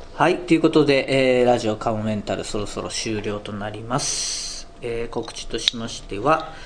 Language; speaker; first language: Japanese; native; Japanese